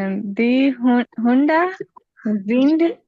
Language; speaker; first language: German; non-native, learner; Hindi